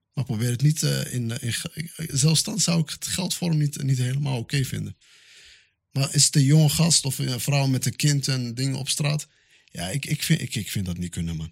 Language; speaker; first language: Dutch; early bilingual, other home language; Arabic